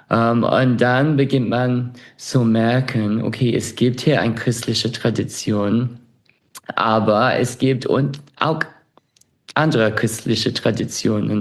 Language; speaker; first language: German; non-native, fluent; English